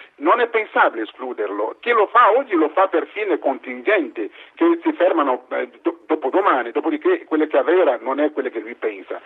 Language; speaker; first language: Italian; non-native, fluent; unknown